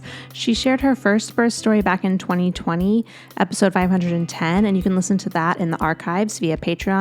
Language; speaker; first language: English; native; English